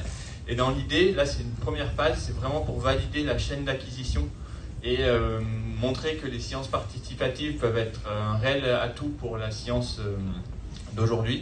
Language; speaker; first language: French; native; French